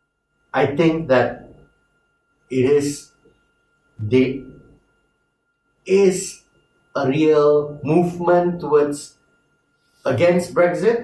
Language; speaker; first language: English; non-native, local second language; Malay